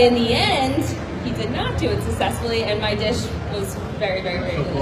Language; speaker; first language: English; native; English